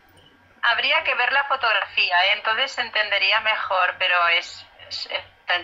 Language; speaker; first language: Spanish; native; Spanish